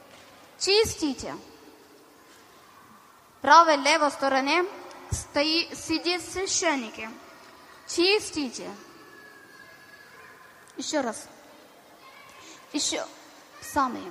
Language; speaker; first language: Ukrainian; non-native, learner; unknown